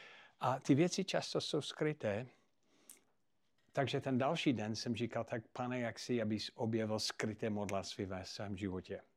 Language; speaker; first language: Czech; non-native, fluent; English